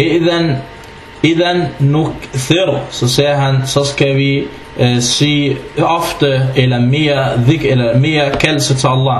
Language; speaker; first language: Danish; non-native, fluent; Arabic